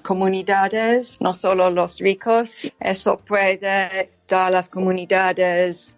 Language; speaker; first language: Spanish; non-native, learner; English